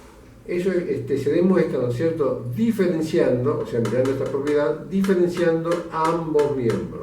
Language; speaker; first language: Spanish; native; Spanish